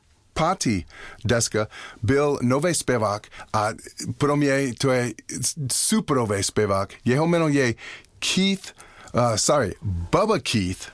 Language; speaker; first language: Czech; non-native, learner; English